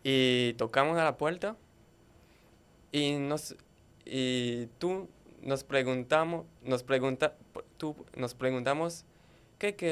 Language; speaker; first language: Spanish; non-native, learner; French